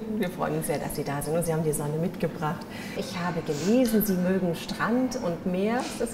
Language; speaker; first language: German; native; German